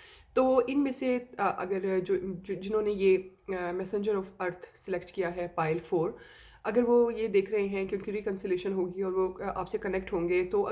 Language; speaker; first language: Hindi; native; Hindi